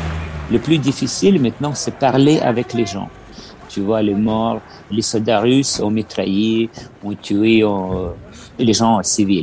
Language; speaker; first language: French; non-native, fluent; Ukrainian